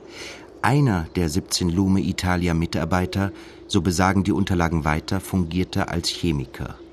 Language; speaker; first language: German; native; German